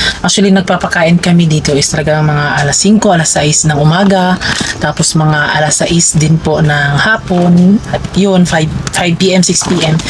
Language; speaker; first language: Filipino; non-native, local second language; Cebuano